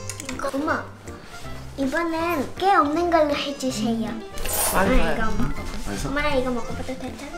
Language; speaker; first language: Korean; early bilingual, heritage; Korean